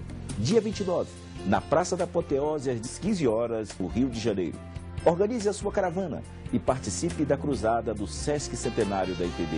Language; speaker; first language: Portuguese; native; Portuguese